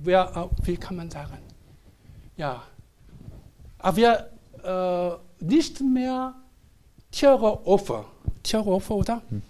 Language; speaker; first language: German; non-native, learner; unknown